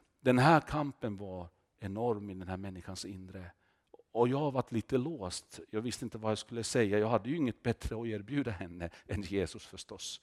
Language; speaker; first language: Swedish; non-native, fluent; Finnish